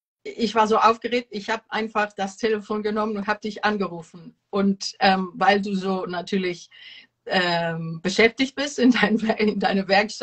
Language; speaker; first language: German; non-native, fluent; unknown